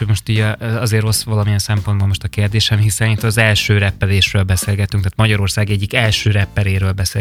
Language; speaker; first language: Hungarian; native; Hungarian